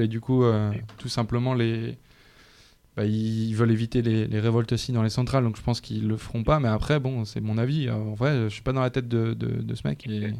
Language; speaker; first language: French; native; French